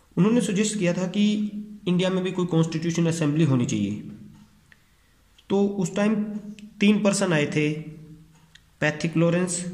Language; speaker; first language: Hindi; non-native, local second language; Punjabi